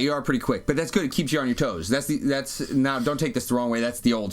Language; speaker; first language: English; native; English